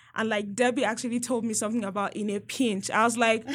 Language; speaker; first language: English; non-native, local second language; Yoruba